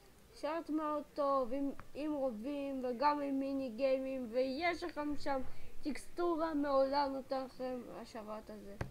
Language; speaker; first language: Hebrew; native; Hebrew